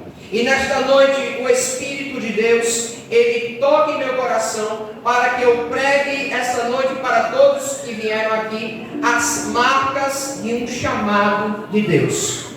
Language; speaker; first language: Portuguese; native; Portuguese